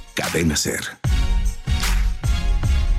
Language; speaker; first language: Spanish; native; Spanish